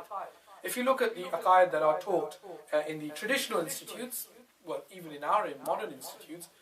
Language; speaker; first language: English; native; English